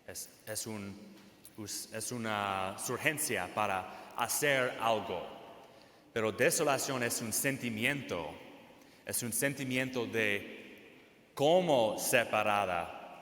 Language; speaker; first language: Spanish; non-native, fluent; English